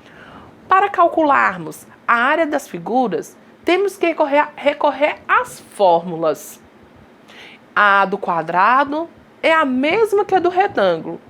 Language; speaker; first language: Portuguese; native; Portuguese